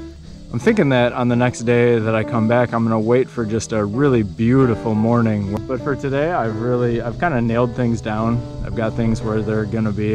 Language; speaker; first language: English; native; English